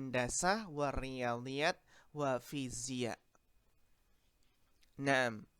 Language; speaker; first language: Arabic; non-native, fluent; Indonesian